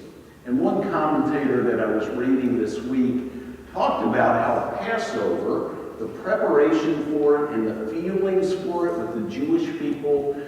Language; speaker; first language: English; native; English